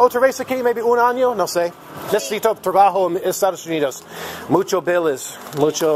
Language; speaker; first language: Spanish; non-native, learner; English